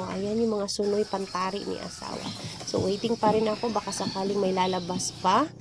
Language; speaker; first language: Filipino; non-native, local second language; Cebuano